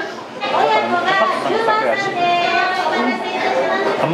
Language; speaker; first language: Japanese; native; Japanese